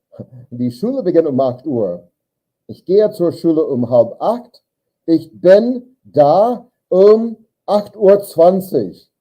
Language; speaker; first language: German; non-native, learner; English